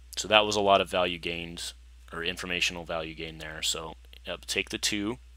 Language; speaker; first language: English; native; English